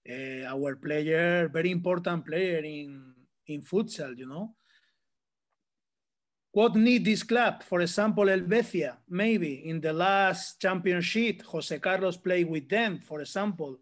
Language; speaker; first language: English; non-native, learner; Spanish